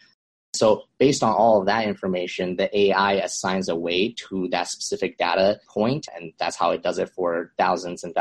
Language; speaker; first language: English; native; English